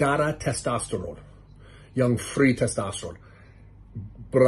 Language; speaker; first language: Indonesian; non-native, learner; English